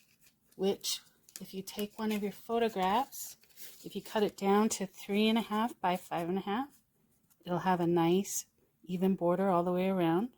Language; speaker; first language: English; native; English